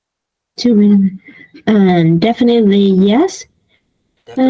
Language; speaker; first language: English; non-native, learner; Vietnamese